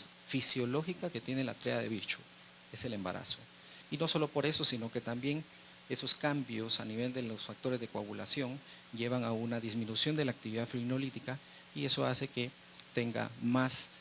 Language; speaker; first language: Spanish; native; Spanish